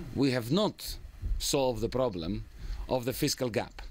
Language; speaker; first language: English; non-native, fluent; Greek